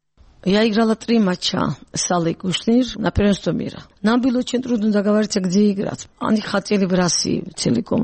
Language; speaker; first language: Russian; non-native, local second language; Georgian